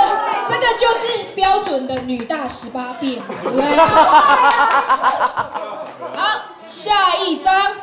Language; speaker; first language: Chinese; native; Chinese